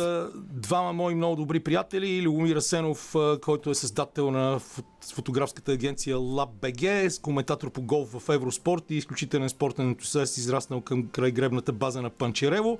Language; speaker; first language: Bulgarian; native; Bulgarian